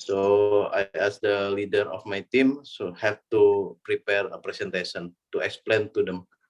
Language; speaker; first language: English; non-native, learner; Indonesian